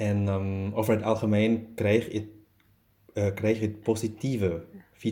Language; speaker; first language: Dutch; non-native, learner; German